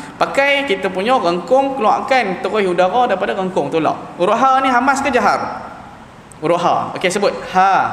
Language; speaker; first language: Malay; native; Malay